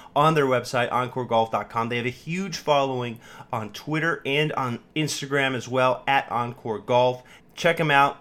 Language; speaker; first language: English; native; English